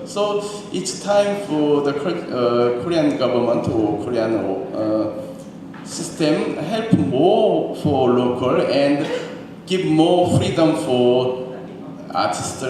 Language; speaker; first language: English; non-native, learner; Korean